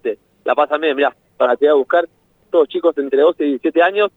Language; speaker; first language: Spanish; native; Spanish